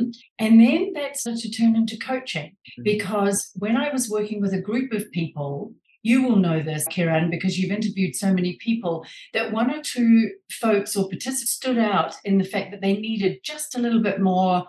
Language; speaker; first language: English; native; English